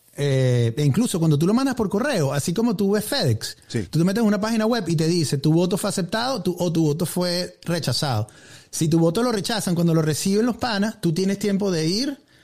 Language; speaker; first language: Spanish; native; Spanish